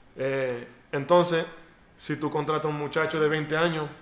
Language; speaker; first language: Spanish; early bilingual, heritage; Spanish